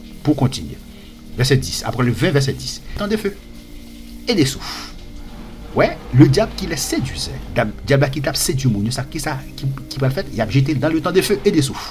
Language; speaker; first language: French; non-native, local second language; Haitian Creole